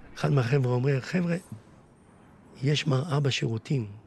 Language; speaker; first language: Hebrew; native; Hebrew